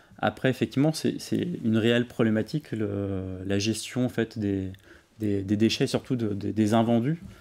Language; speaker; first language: French; native; French